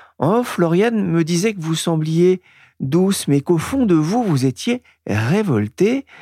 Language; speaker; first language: French; native; French